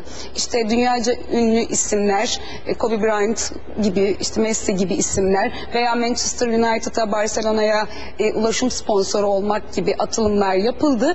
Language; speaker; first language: Turkish; native; Turkish